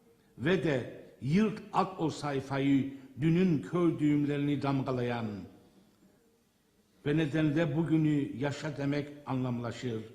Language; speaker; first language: Turkish; native; Turkish